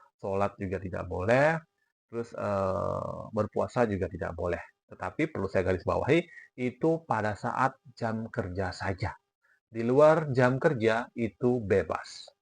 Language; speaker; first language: Indonesian; native; Indonesian